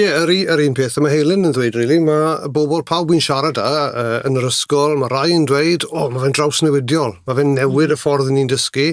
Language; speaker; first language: Welsh; native; Welsh